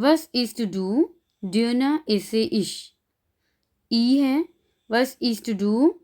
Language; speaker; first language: German; non-native, fluent; Urdu